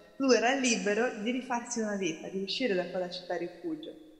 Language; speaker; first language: Italian; non-native, fluent; Ukrainian